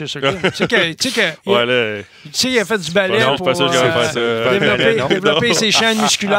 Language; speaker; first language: French; native; French